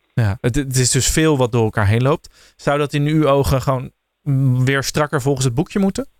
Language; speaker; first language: Dutch; native; Dutch